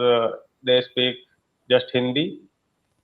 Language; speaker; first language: English; non-native, learner; Hindi